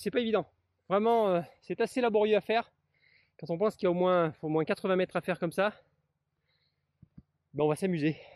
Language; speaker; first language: French; native; French